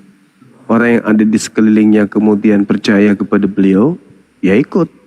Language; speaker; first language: Indonesian; native; Indonesian